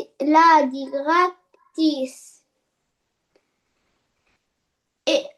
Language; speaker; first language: French; non-native, learner; Arabic